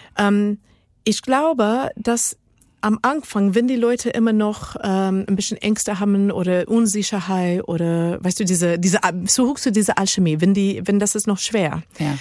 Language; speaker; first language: German; non-native, learner; Spanish